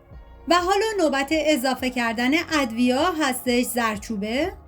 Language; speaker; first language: Persian; native; Persian